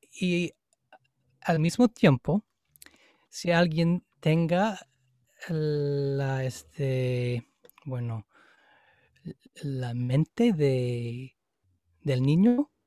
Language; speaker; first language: Spanish; non-native, fluent; English